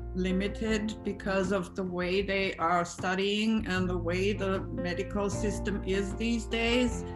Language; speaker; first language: English; non-native, fluent; German